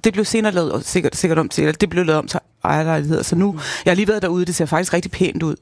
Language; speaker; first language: Danish; native; Danish